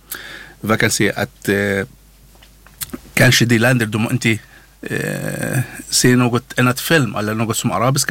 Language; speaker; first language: Swedish; non-native, learner; Arabic